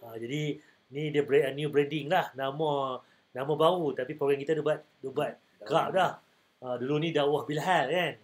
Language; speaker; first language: Malay; native; Malay